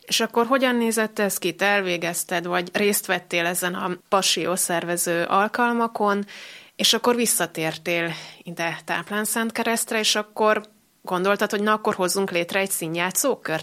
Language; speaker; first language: Hungarian; native; Hungarian